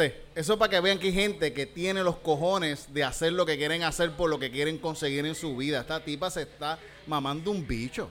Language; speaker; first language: Spanish; native; Spanish